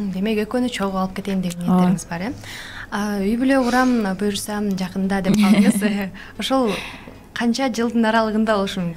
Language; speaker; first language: Kyrgyz; native; Kyrgyz